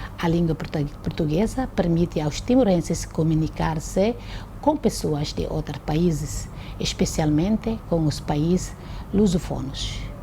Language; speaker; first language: Portuguese; non-native, local second language; Tetum